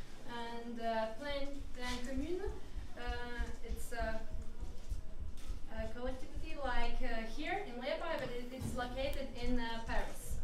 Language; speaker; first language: English; non-native, learner; French